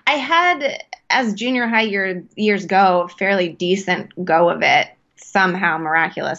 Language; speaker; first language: English; native; English